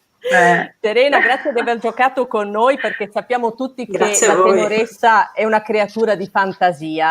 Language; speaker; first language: Italian; native; Italian